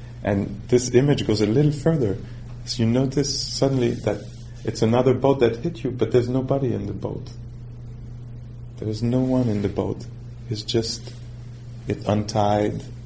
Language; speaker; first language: English; non-native, fluent; French